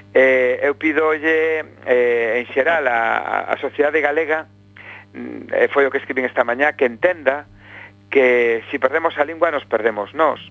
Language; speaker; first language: Galician; native; Galician